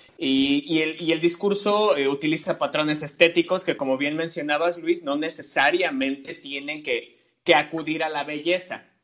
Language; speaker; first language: Spanish; native; Spanish